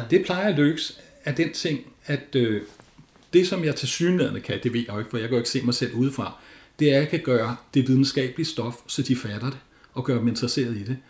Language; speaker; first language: Danish; native; Danish